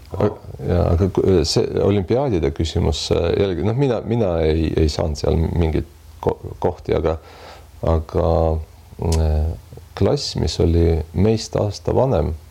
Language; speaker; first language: Estonian; non-native, local second language; Russian